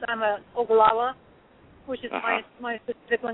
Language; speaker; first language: English; early bilingual, other home language; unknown